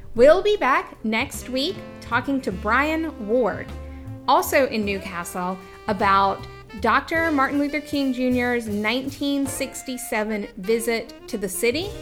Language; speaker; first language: English; native; English